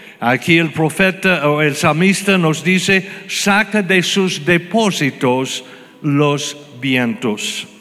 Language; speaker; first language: Spanish; non-native, fluent; English